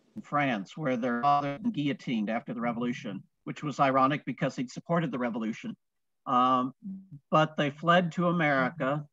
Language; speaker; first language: English; native; English